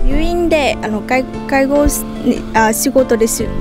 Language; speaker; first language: Japanese; non-native, learner; Vietnamese